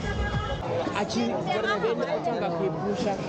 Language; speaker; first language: Chinese; non-native, learner; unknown